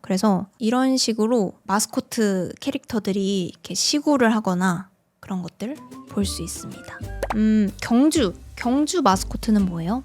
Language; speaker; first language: Korean; native; Korean